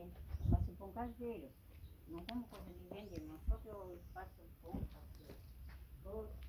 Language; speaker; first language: Portuguese; native; Portuguese